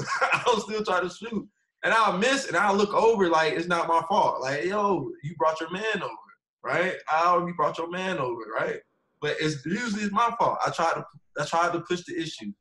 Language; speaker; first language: English; native; English